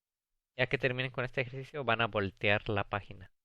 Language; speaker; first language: Spanish; early bilingual, heritage; English